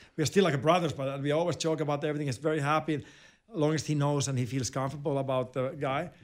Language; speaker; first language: English; non-native, fluent; Finnish